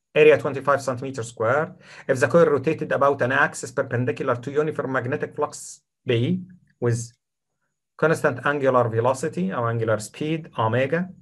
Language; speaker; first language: English; non-native, fluent; Arabic